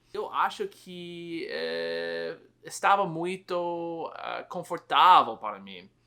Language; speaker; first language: Portuguese; non-native, learner; English